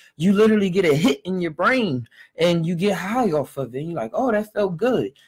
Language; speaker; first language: English; native; English